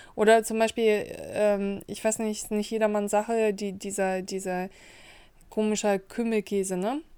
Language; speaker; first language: German; early bilingual, other home language; Russian